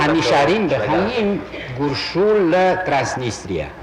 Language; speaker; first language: Hebrew; non-native, fluent; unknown